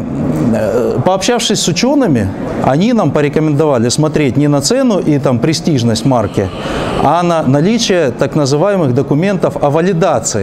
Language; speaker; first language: Russian; native; Russian